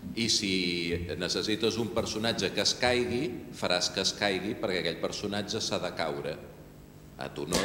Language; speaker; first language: Catalan; non-native, local second language; Spanish